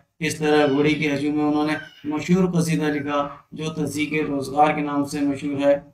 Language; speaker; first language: Urdu; native; Urdu